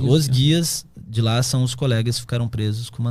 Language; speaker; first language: Portuguese; native; Portuguese